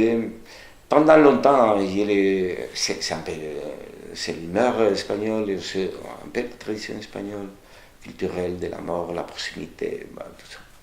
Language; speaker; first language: French; non-native, fluent; Spanish